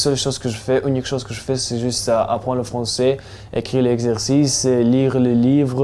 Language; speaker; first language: French; non-native, learner; Tajik